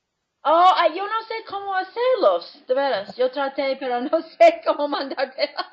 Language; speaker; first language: Spanish; non-native, fluent; English